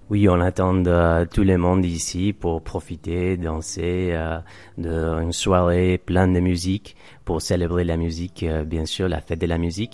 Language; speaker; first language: French; non-native, fluent; Spanish